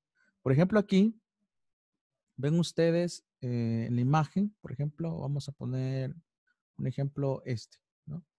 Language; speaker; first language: Spanish; native; Spanish